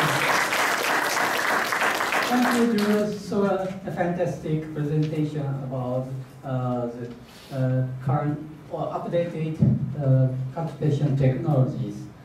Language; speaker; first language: English; non-native, fluent; Japanese